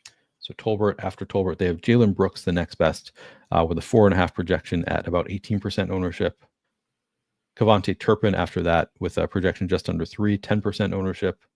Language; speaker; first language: English; native; English